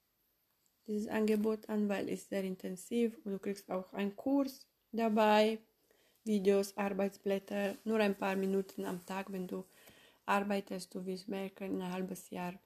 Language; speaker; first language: German; non-native, fluent; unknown